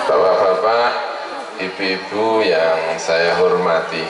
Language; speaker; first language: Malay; non-native, local second language; Javanese